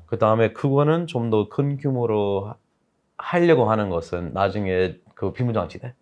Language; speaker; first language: Korean; non-native, fluent; English